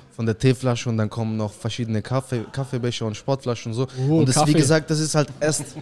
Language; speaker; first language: German; early bilingual, other home language; Russian